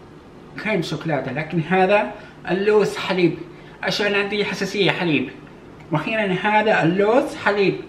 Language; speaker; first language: Arabic; non-native, learner; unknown